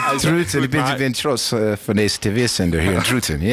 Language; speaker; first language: Dutch; non-native, learner; English